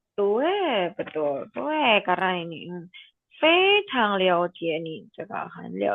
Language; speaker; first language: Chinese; non-native, fluent; Indonesian